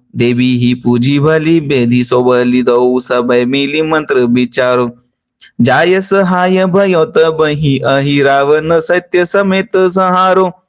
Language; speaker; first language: Hindi; non-native, local second language; Marathi